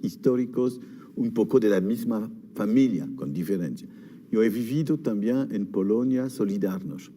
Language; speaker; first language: Spanish; non-native, fluent; French